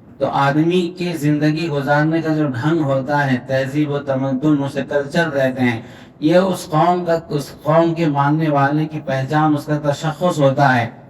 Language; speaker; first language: Urdu; native; Urdu